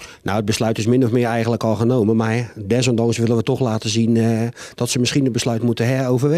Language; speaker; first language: Dutch; native; Dutch